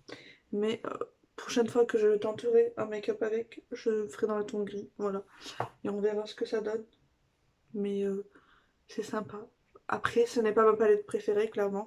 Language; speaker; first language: French; native; French